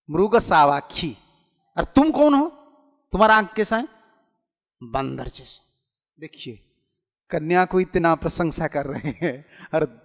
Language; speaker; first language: Hindi; non-native, local second language; Odia